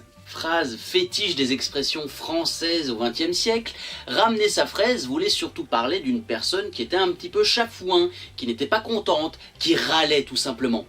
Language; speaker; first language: French; native; French